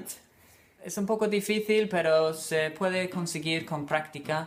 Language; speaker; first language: Spanish; non-native, fluent; English